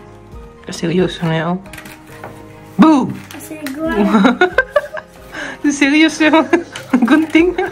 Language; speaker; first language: Swedish; non-native, learner; Cebuano